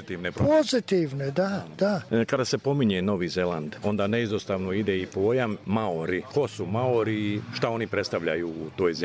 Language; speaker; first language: Serbian; native; Serbian